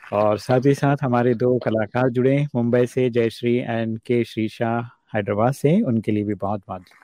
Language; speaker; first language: Hindi; native; Hindi